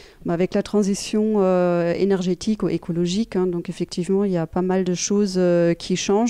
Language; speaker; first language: French; non-native, fluent; German